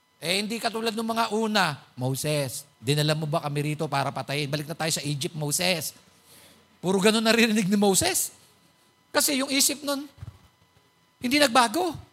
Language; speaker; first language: Filipino; native; Filipino